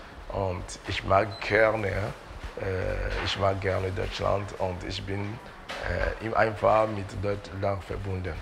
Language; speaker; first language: German; non-native, learner; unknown